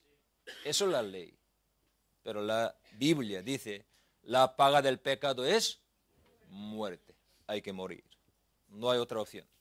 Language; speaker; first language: Spanish; non-native, learner; Korean